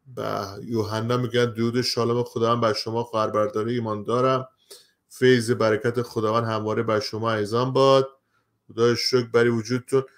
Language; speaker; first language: Persian; native; Persian